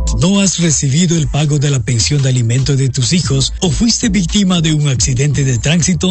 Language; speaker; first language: Spanish; native; Spanish